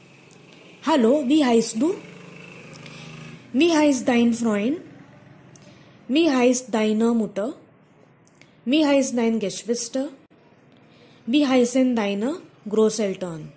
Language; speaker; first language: German; non-native, fluent; Marathi